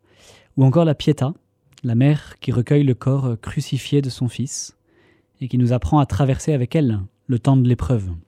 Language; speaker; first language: French; native; French